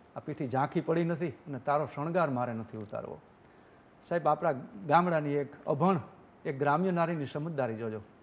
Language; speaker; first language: Gujarati; native; Gujarati